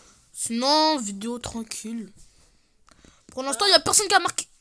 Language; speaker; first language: French; native; French